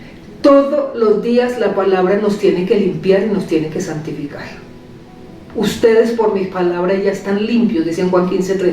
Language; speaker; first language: Spanish; native; Spanish